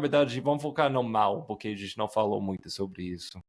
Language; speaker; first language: Portuguese; non-native, fluent; English